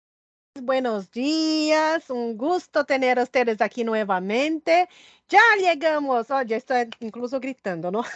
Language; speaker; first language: Spanish; non-native, fluent; Portuguese